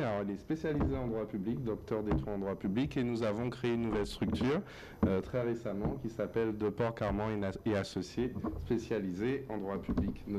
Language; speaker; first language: French; native; French